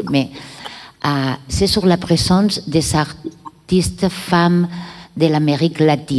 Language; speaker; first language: French; non-native, learner; Catalan